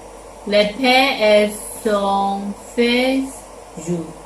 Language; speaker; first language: French; non-native, learner; Chinese